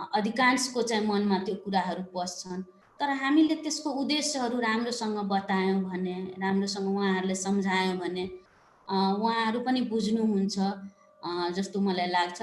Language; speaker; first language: Nepali; non-native, local second language; Maithili